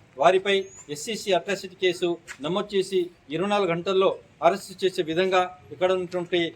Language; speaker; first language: Telugu; native; Telugu